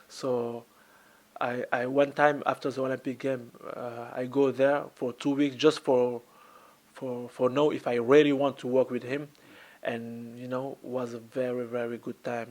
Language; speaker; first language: English; non-native, learner; French